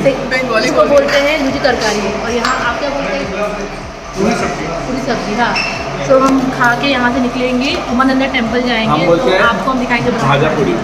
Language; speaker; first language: Hindi; native; Hindi